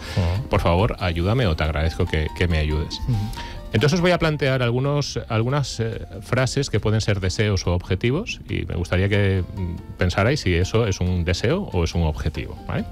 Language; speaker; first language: Spanish; native; Spanish